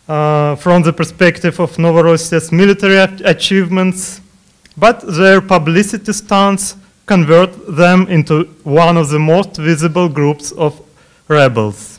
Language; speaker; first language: English; non-native, fluent; Russian